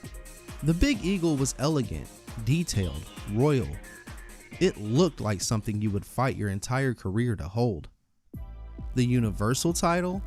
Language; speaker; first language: English; native; English